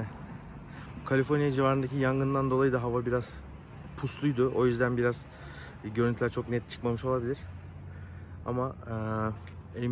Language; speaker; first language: Turkish; native; Turkish